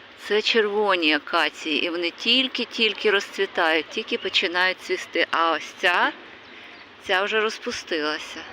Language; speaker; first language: Ukrainian; native; Ukrainian